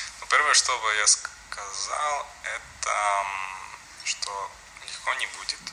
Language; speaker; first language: Russian; non-native, local second language; Latvian